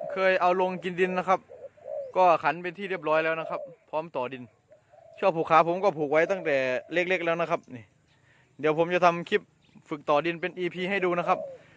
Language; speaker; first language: Thai; non-native, local second language; Northeastern Thai